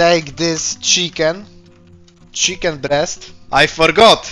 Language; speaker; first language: English; non-native, learner; Polish